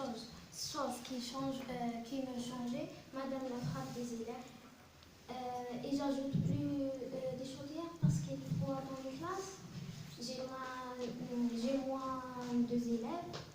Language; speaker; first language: French; non-native, learner; Arabic